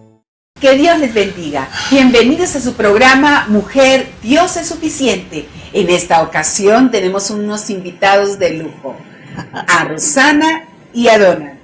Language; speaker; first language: Spanish; native; Spanish